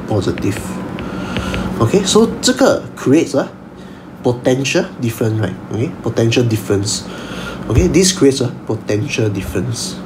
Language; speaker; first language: English; non-native, local second language; Chinese